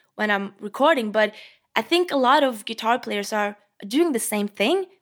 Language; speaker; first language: English; non-native, fluent; Norwegian